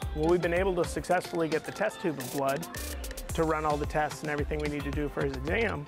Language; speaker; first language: English; native; English